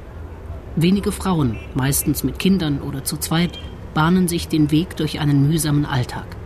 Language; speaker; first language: German; native; German